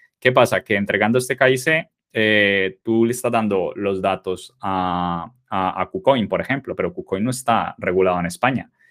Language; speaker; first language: Spanish; native; Spanish